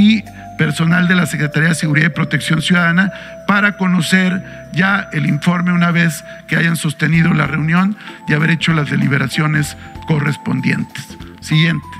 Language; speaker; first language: Spanish; native; Spanish